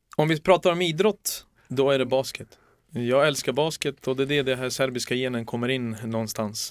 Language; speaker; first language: Swedish; early bilingual, other home language; Serbian